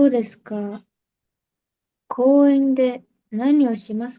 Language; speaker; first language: Japanese; non-native, learner; Indonesian